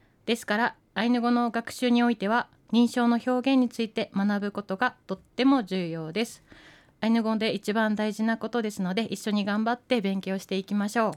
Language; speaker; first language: Japanese; native; Japanese